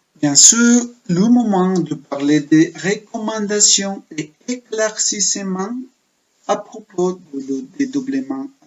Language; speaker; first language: French; non-native, fluent; Spanish